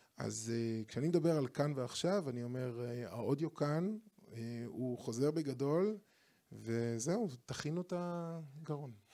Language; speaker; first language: Hebrew; native; Hebrew